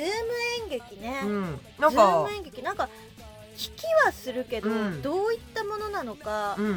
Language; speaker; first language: Japanese; native; Japanese